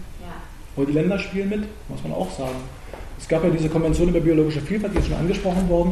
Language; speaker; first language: German; native; German